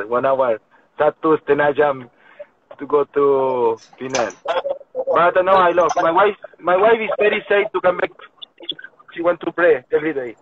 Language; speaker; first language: English; non-native, learner; Spanish